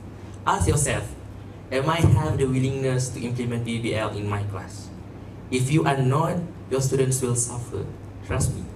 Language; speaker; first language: English; non-native, local second language; Malay